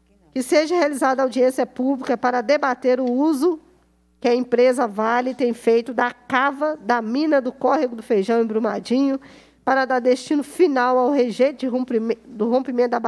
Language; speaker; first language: Portuguese; native; Portuguese